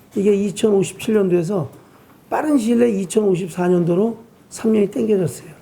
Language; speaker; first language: Korean; native; Korean